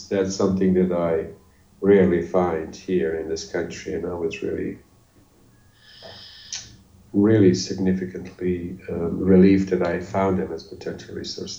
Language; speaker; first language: English; non-native, fluent; Bosnian